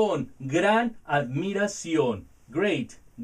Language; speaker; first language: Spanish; non-native, learner; English